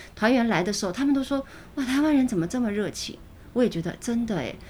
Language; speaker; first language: Chinese; native; Chinese